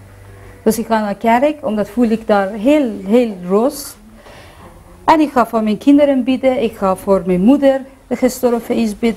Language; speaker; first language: Dutch; non-native, fluent; Persian